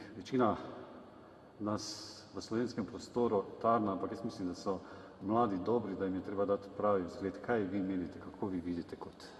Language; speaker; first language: Slovenian; native; Slovenian